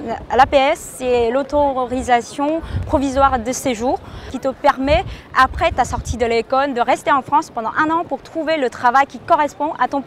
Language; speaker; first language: French; non-native, fluent; Vietnamese